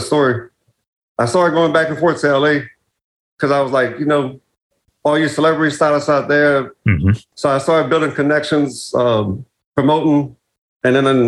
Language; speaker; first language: English; native; English